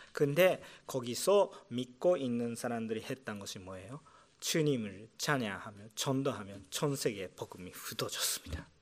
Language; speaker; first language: Korean; non-native, fluent; Japanese